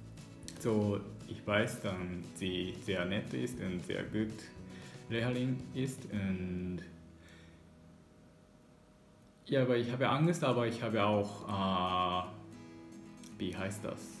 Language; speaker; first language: German; non-native, learner; Japanese